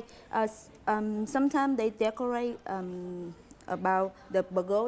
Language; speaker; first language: English; non-native, learner; Vietnamese